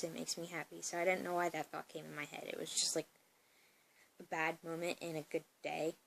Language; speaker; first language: English; native; English